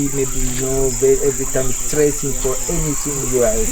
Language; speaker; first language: English; non-native, learner; Sango